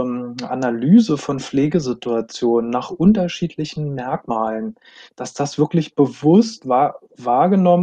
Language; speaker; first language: German; native; German